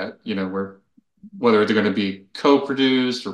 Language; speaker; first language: English; native; English